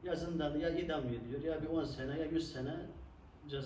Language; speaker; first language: Turkish; non-native, learner; Uyghur